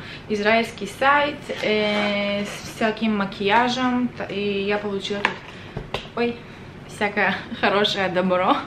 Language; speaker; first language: Russian; early bilingual, other home language; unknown